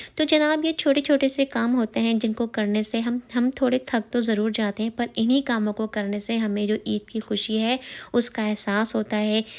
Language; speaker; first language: Urdu; native; Urdu